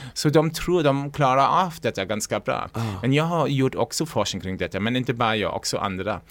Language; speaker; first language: Swedish; non-native, fluent; German